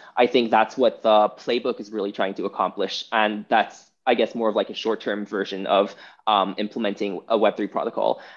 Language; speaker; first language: English; non-native, fluent; Chinese